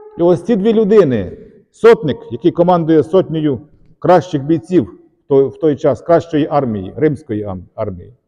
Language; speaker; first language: Ukrainian; native; Ukrainian